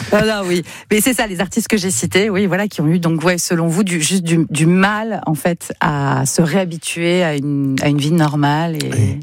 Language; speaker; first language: French; native; French